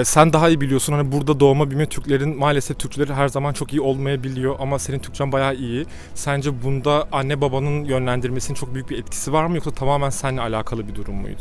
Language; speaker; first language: Turkish; native; Turkish